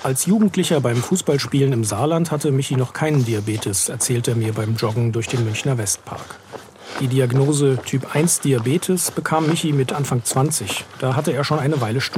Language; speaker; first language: German; native; German